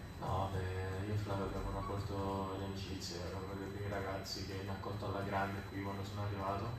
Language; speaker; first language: Italian; native; Italian